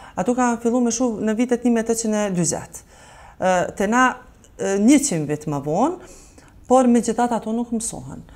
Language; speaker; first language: Albanian; native; Albanian